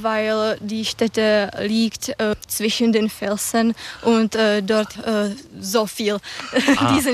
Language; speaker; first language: German; non-native, learner; Czech